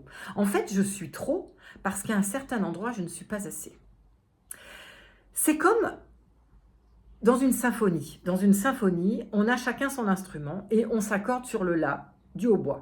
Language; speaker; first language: French; native; French